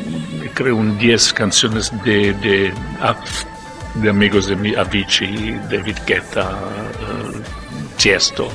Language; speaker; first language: Spanish; non-native, learner; Italian